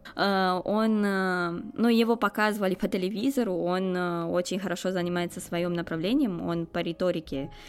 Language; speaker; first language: Russian; non-native, fluent; Romanian